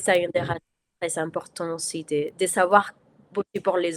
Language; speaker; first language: French; non-native, fluent; Spanish